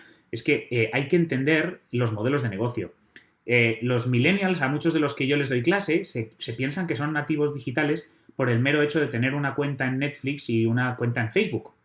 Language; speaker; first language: Spanish; native; Spanish